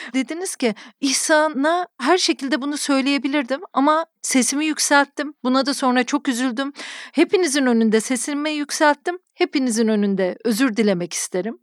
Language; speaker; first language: Turkish; native; Turkish